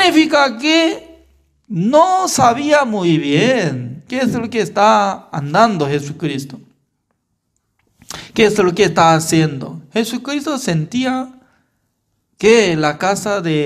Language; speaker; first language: Spanish; non-native, fluent; Korean